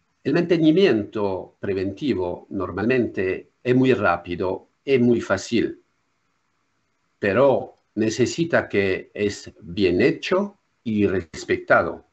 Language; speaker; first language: Spanish; non-native, learner; French